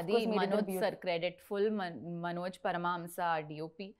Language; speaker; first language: Telugu; non-native, learner; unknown